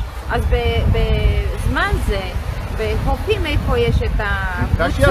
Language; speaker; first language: Hebrew; non-native, learner; Romanian